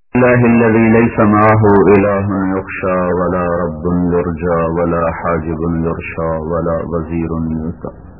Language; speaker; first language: Urdu; non-native, local second language; Punjabi